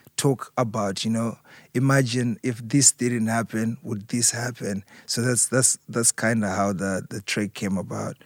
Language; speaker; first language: English; non-native, local second language; Shona